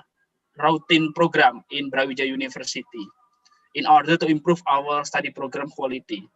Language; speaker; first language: English; non-native, local second language; Indonesian